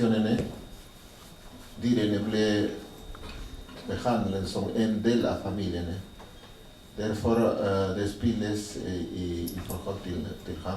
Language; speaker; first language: Norwegian; non-native, learner; Spanish